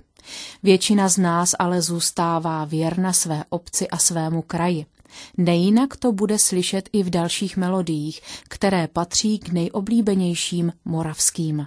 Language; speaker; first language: Czech; native; Czech